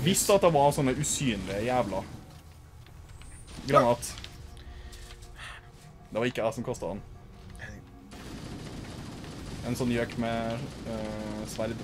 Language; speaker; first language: Norwegian; native; Norwegian